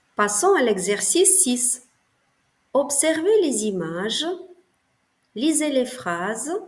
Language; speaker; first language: French; non-native, fluent; Ukrainian